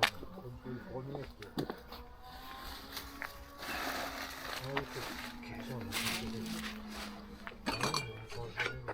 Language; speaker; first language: French; native; French